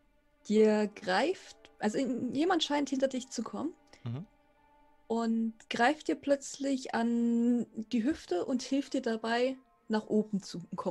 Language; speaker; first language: German; native; German